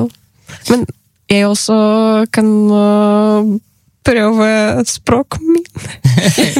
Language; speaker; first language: Norwegian; non-native, learner; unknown